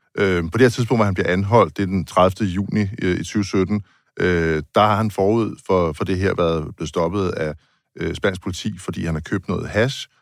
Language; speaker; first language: Danish; native; Danish